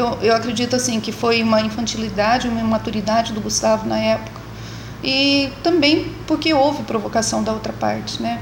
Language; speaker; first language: Portuguese; native; Portuguese